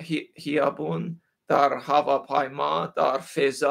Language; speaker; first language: Persian; non-native, learner; English